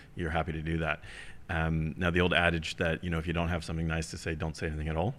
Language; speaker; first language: English; early bilingual, heritage; German